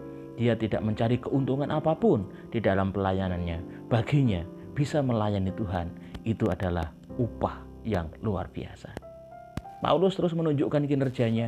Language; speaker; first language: Indonesian; native; Indonesian